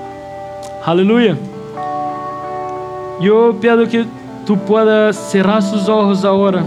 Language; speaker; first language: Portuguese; non-native, learner; Spanish